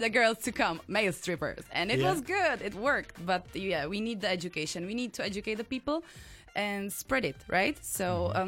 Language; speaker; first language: English; non-native, fluent; Czech